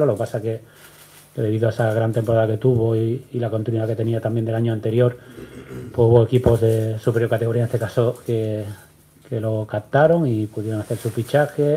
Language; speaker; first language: Spanish; native; Spanish